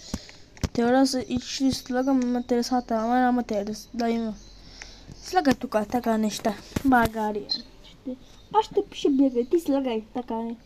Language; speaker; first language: Bulgarian; early bilingual, heritage; Bulgarian